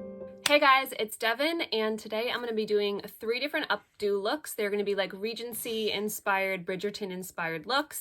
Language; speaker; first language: English; native; English